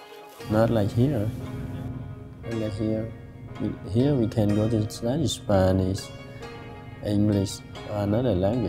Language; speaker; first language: English; non-native, learner; Khmer